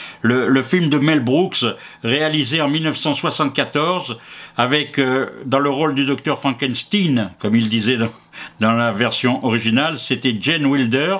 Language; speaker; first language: French; native; French